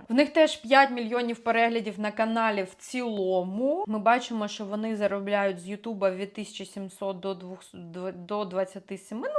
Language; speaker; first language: Ukrainian; non-native, local second language; Russian